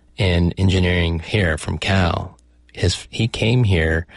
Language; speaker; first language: English; early bilingual, other home language; Chinese